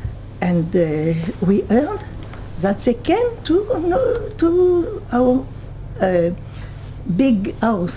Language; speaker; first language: English; non-native, learner; French